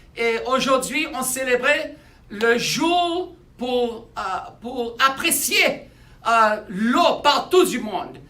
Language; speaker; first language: French; non-native, learner; English